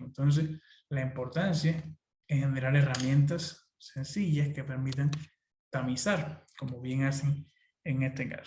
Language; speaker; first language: Spanish; native; Spanish